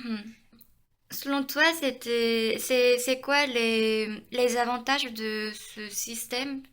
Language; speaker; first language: French; non-native, fluent; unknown